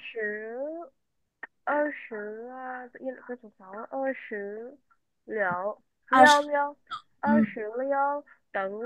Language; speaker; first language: Chinese; non-native, learner; Vietnamese